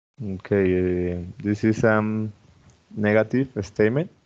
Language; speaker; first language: English; non-native, fluent; Spanish